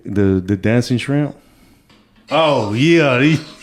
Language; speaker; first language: English; early bilingual, other home language; Spanish